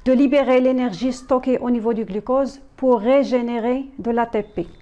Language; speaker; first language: French; non-native, local second language; Arabic